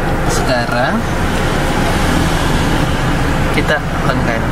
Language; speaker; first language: Indonesian; native; Indonesian